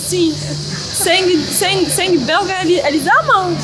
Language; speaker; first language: Portuguese; non-native, fluent; French